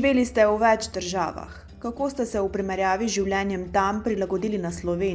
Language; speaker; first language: Slovenian; native; Slovenian